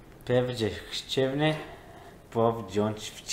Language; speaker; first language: Polish; non-native, learner; Hebrew